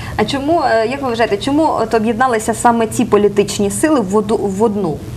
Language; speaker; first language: Ukrainian; native; Ukrainian